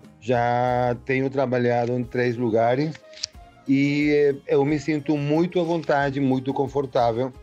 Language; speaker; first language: Portuguese; non-native, fluent; Spanish